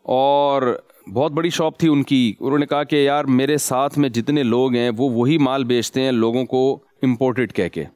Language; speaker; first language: Urdu; native; Urdu